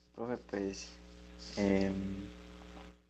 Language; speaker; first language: Spanish; native; Spanish